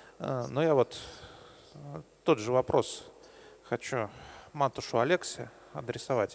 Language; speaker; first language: Russian; native; Russian